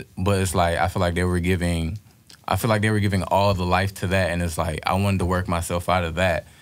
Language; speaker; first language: English; native; English